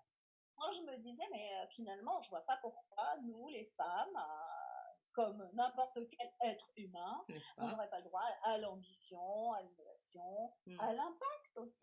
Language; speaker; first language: French; native; French